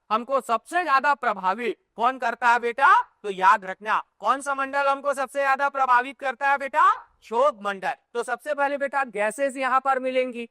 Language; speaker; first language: Hindi; native; Hindi